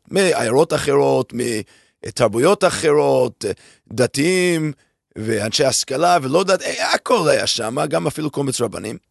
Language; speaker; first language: Hebrew; non-native, fluent; English